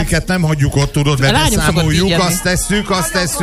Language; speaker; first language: Hungarian; native; Hungarian